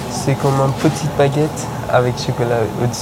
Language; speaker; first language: French; non-native, learner; Persian